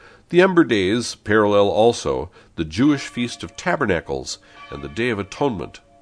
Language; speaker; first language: English; native; English